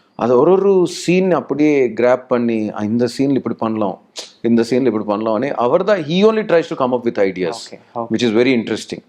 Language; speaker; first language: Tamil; non-native, learner; Telugu